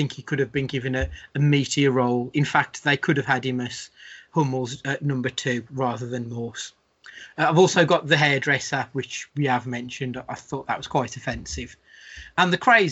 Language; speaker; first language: English; native; English